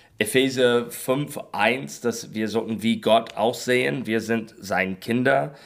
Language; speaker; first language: German; non-native, learner; English